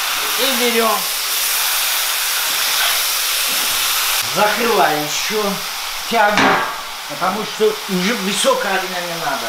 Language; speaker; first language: Russian; non-native, fluent; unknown